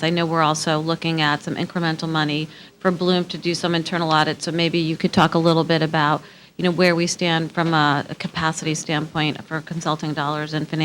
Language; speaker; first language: English; native; English